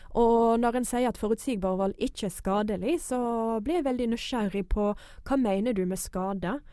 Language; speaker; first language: Norwegian; non-native, fluent; English